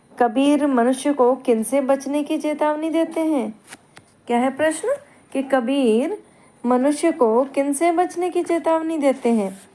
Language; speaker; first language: Hindi; native; Hindi